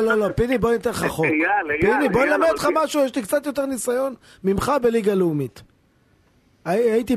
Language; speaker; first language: Hebrew; native; Hebrew